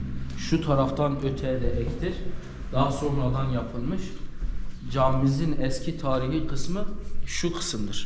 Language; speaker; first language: Turkish; native; Turkish